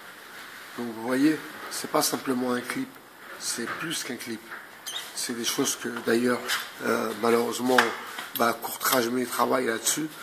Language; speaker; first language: French; native; French